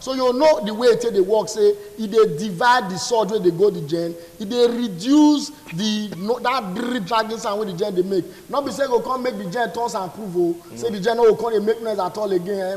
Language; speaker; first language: English; non-native, local second language; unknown